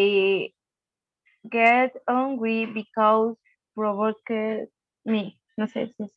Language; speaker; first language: English; non-native, learner; Spanish